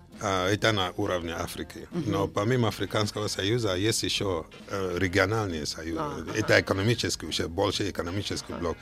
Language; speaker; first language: Russian; non-native, fluent; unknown